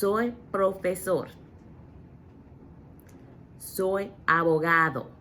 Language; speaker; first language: Spanish; non-native, fluent; English